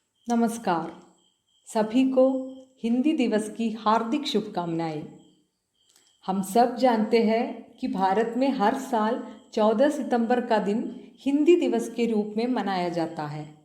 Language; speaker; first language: Hindi; non-native, local second language; Malayalam